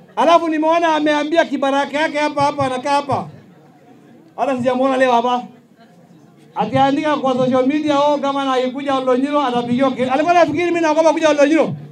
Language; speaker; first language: Swahili; non-native, local second language; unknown